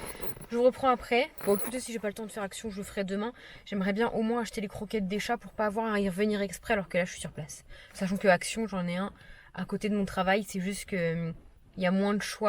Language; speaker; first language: French; native; French